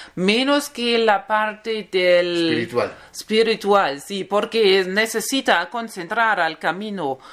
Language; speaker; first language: Spanish; non-native, learner; German